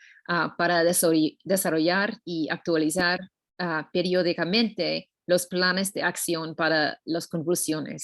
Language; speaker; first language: Spanish; non-native, learner; English